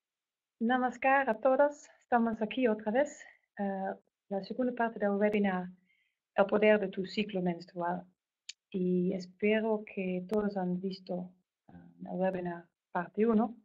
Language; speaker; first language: Spanish; non-native, fluent; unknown